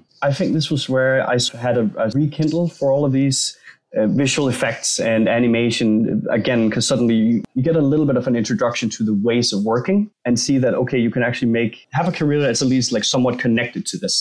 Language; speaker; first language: English; non-native, fluent; Danish